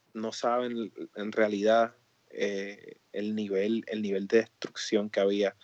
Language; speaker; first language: Spanish; native; Spanish